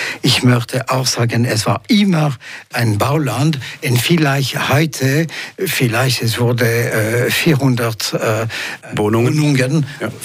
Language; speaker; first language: German; non-native, local second language; French